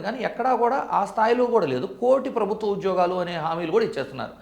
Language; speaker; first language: Telugu; native; Telugu